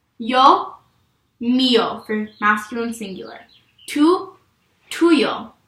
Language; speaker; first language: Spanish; non-native, learner; English